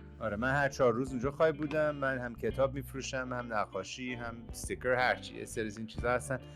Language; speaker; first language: Persian; early bilingual, heritage; Persian